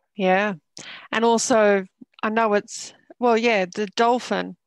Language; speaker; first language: English; native; English